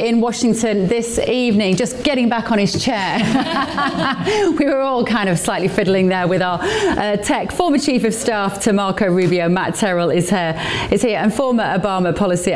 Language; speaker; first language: English; native; English